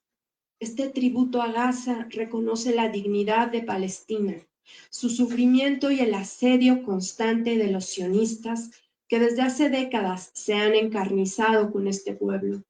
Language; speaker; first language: Spanish; native; Spanish